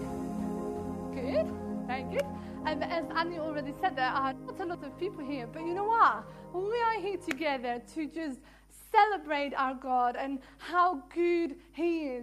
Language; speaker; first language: English; non-native, fluent; Dutch